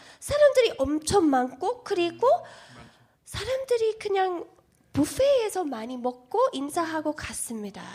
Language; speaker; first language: Korean; non-native, learner; English